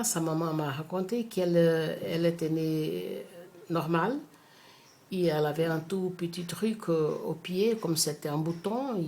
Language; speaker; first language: French; non-native, fluent; Portuguese